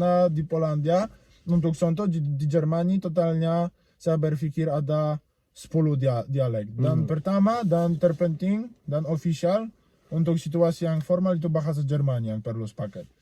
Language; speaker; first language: Indonesian; non-native, learner; Polish